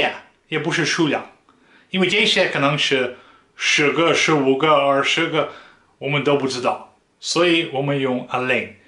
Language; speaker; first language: Chinese; non-native, fluent; Dutch